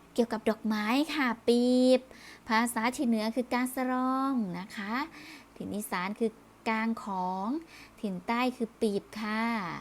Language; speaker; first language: Thai; native; Thai